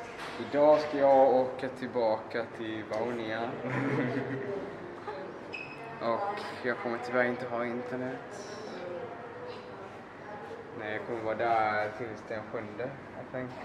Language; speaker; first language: Swedish; early bilingual, other home language; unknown